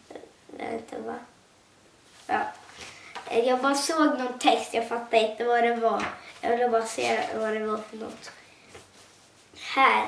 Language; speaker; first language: Swedish; non-native, local second language; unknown